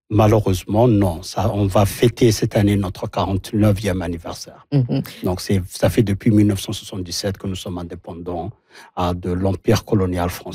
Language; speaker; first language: French; non-native, local second language; Somali